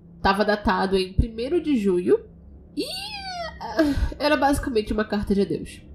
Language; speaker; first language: Portuguese; native; Portuguese